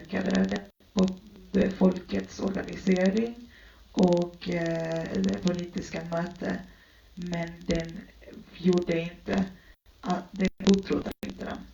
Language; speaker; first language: Swedish; early bilingual, other home language; Spanish